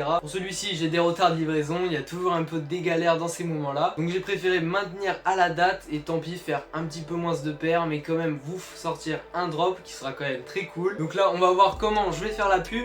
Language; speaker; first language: French; native; French